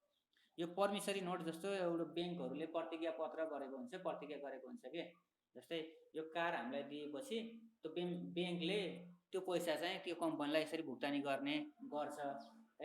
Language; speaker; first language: Nepali; native; Nepali